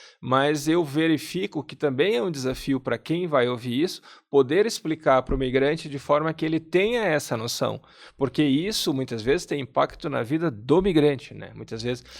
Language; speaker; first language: Portuguese; native; Portuguese